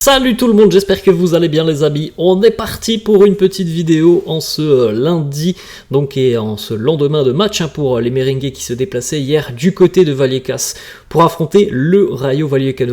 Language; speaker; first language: French; native; French